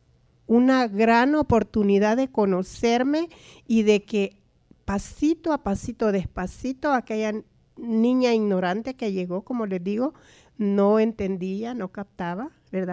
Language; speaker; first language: Spanish; native; Spanish